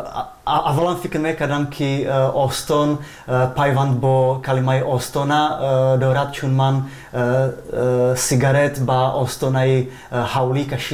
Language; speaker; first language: Persian; non-native, fluent; Czech